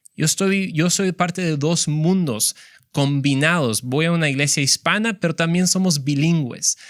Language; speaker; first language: Spanish; native; Spanish